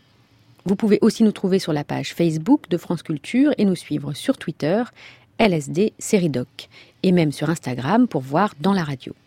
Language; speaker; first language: French; native; French